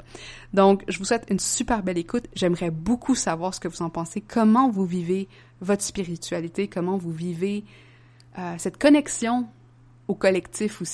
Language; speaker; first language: French; native; French